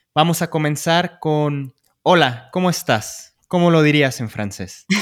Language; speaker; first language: Spanish; native; Spanish